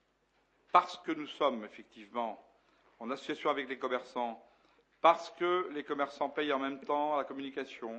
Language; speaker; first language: French; native; French